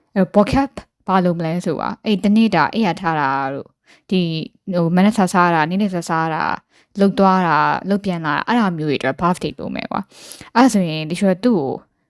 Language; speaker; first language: Burmese; native; Burmese